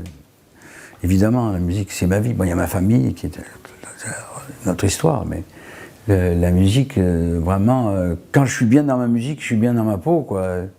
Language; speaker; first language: French; native; French